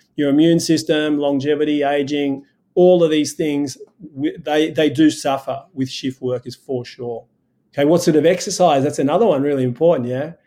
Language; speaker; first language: English; native; English